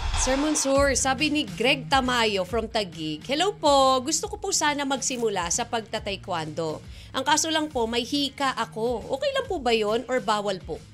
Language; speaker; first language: Filipino; native; Filipino